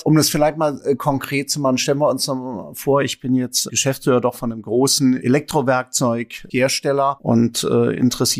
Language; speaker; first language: German; native; German